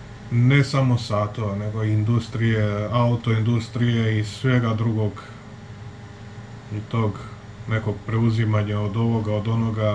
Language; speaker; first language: Serbian; native; Serbian